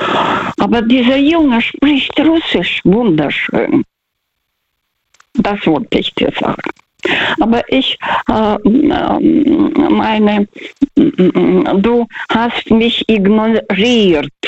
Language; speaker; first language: German; early bilingual, heritage; Russian